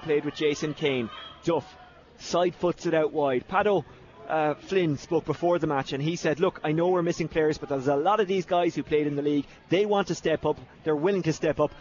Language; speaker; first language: English; native; English